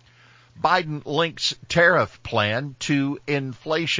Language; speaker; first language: English; native; English